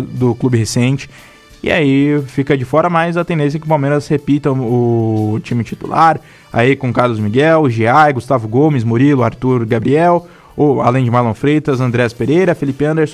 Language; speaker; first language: Portuguese; native; Portuguese